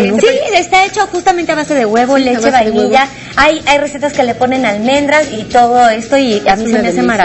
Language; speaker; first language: Spanish; native; Spanish